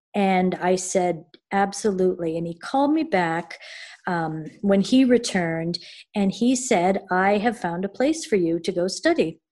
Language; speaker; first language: English; native; English